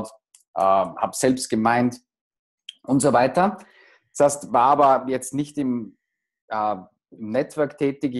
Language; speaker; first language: German; native; German